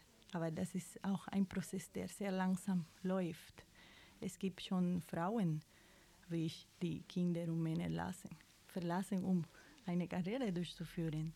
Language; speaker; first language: German; non-native, fluent; Spanish